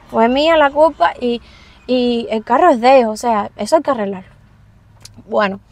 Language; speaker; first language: Spanish; native; Spanish